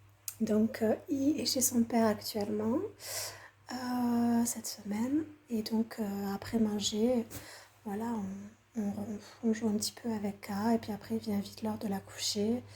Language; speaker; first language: French; native; French